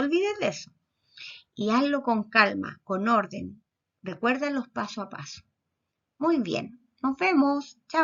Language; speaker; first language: Spanish; native; Spanish